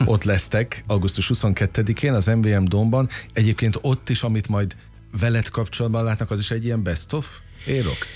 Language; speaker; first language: Hungarian; native; Hungarian